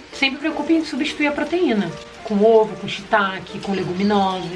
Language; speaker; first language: Portuguese; native; Portuguese